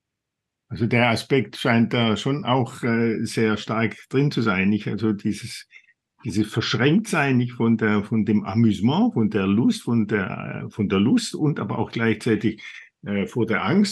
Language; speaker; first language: German; native; German